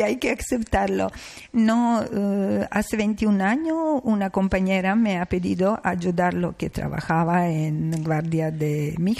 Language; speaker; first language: Spanish; non-native, learner; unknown